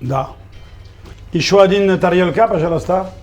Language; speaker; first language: Russian; non-native, learner; French